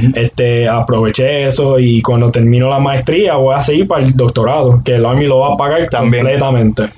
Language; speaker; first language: Spanish; native; Spanish